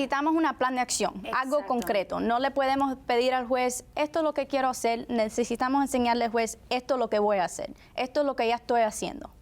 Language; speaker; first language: Spanish; early bilingual, heritage; Spanish